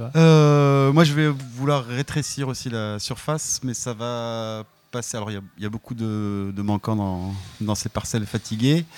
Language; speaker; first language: French; native; French